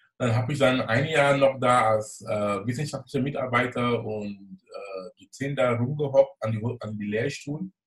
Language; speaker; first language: German; non-native, fluent; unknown